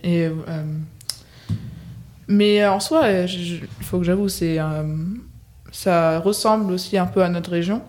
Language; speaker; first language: French; native; French